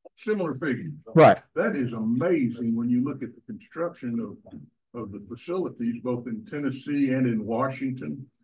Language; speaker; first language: English; native; English